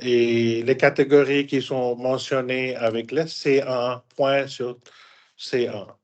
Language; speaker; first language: French; non-native, fluent; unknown